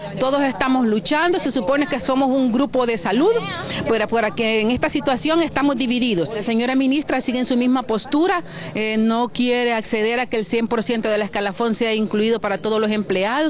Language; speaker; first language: Spanish; native; Spanish